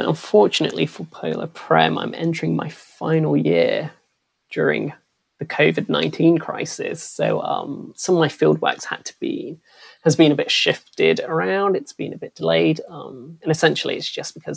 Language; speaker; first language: English; native; English